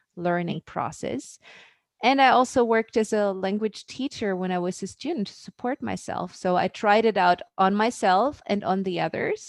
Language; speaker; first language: English; non-native, fluent; German